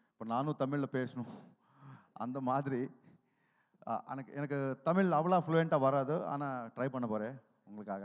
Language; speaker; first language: Tamil; non-native, learner; Telugu